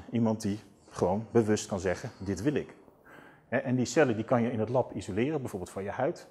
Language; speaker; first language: Dutch; native; Dutch